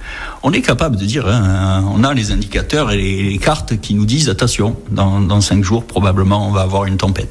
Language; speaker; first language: French; native; French